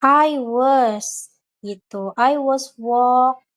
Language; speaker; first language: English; non-native, learner; Indonesian